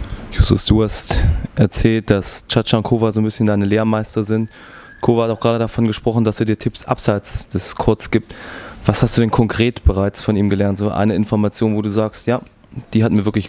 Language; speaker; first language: German; native; German